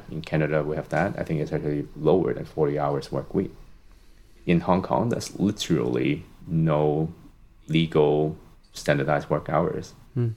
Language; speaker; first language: English; non-native, local second language; Cantonese